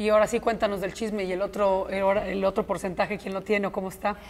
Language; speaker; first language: Spanish; native; Spanish